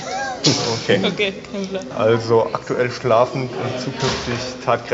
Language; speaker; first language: German; native; German